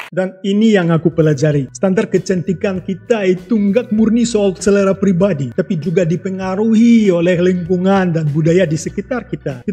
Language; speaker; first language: Indonesian; non-native, fluent; Russian